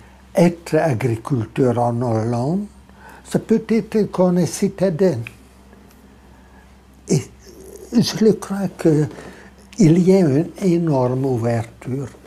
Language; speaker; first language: French; non-native, fluent; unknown